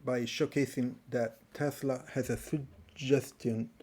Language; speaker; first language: English; non-native, fluent; Italian